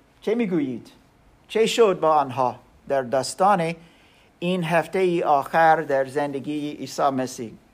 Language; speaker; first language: Persian; non-native, learner; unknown